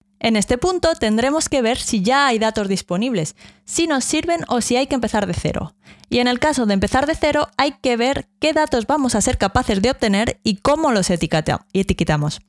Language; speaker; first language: Spanish; native; Spanish